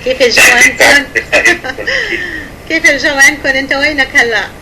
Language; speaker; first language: Arabic; native; Arabic